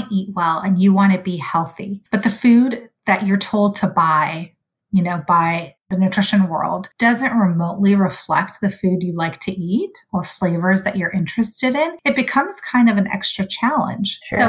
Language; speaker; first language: English; early bilingual, other home language; Arabic